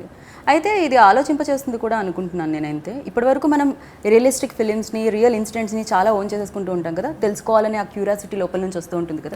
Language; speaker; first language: Telugu; native; Telugu